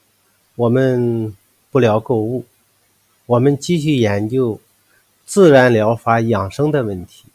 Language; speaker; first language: Chinese; native; Chinese